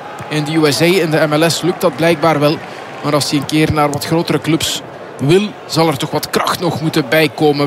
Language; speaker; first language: Dutch; native; Dutch